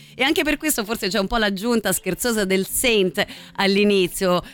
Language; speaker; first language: Italian; native; Italian